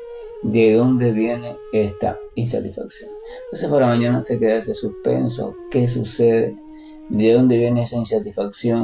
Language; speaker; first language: Spanish; native; Spanish